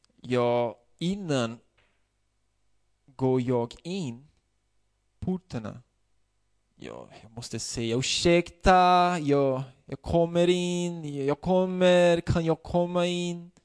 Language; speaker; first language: Swedish; non-native, fluent; Portuguese